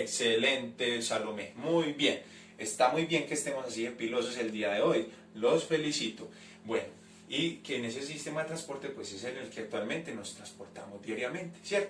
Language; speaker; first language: Spanish; native; Spanish